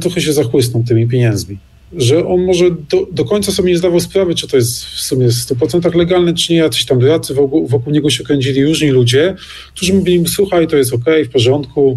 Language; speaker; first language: Polish; native; Polish